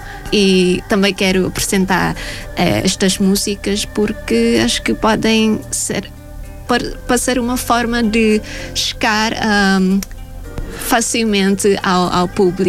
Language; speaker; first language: Portuguese; non-native, fluent; Thai